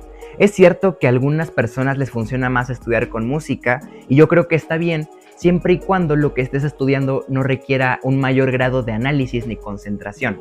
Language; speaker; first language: Spanish; native; Spanish